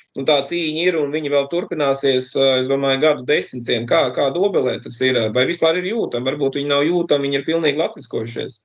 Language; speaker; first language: Latvian; native; Latvian